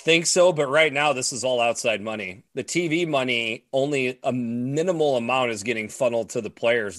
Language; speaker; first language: English; native; English